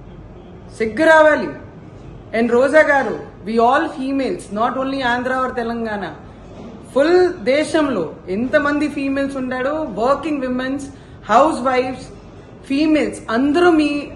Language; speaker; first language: Telugu; non-native, fluent; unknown